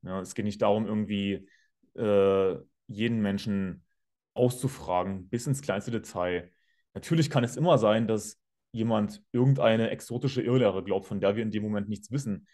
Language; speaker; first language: German; native; German